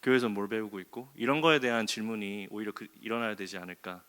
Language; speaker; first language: Korean; early bilingual, heritage; Korean